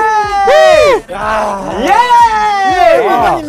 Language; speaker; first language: Korean; native; Korean